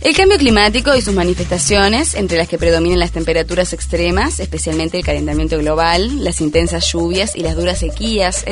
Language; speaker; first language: Spanish; native; Spanish